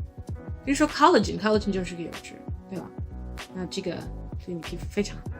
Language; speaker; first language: Chinese; non-native, learner; English